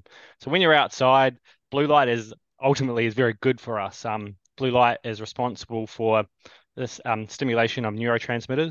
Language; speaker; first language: English; native; English